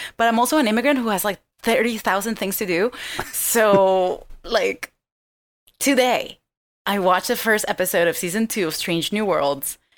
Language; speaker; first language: English; non-native, fluent; Spanish